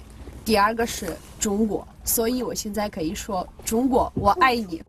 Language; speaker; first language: Chinese; non-native, fluent; Russian